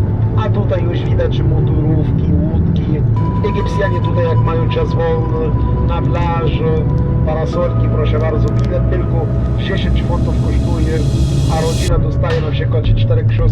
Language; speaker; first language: Polish; non-native, learner; Arabic